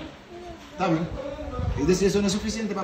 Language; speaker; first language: Spanish; non-native, fluent; Haitian Creole